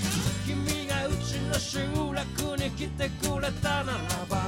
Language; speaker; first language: Japanese; native; Japanese